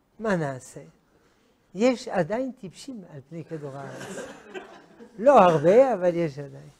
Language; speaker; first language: Hebrew; non-native, fluent; French